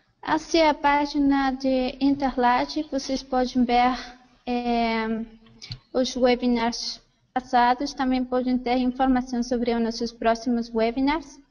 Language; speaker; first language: Portuguese; non-native, fluent; Spanish